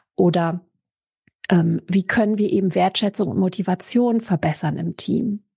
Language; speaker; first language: German; native; German